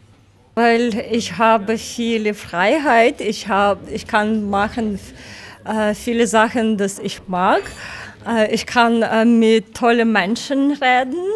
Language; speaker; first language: German; non-native, learner; Ukrainian